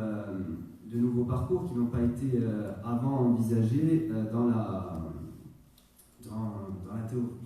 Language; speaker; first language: French; native; French